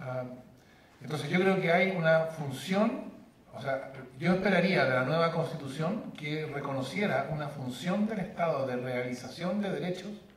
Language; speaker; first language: Spanish; native; Spanish